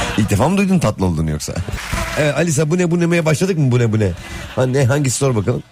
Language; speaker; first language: Turkish; native; Turkish